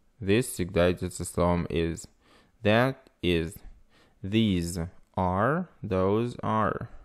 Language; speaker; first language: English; non-native, fluent; Russian